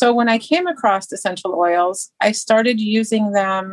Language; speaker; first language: English; native; English